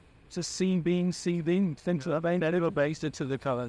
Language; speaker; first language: English; non-native, fluent; German